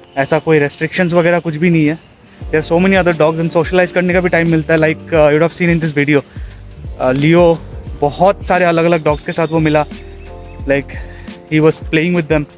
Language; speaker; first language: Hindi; non-native, local second language; Bangla